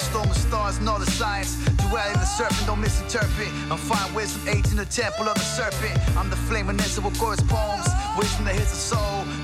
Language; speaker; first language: English; non-native, fluent; Kʼicheʼ